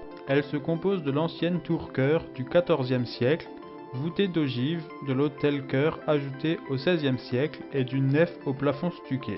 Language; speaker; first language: French; native; French